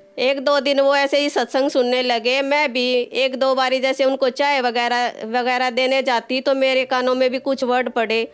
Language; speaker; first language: Hindi; native; Hindi